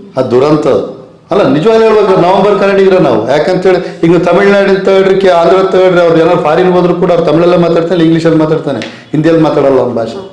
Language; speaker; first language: Kannada; native; Kannada